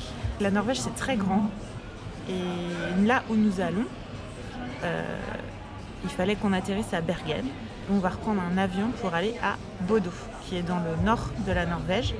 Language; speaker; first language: French; native; French